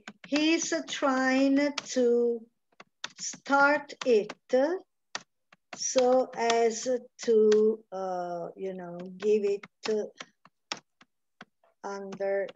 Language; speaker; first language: English; non-native, fluent; Italian